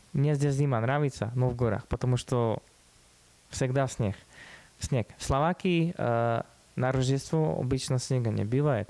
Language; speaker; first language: Russian; non-native, fluent; Slovak